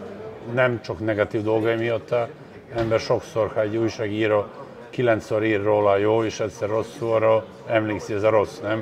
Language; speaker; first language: Hungarian; non-native, fluent; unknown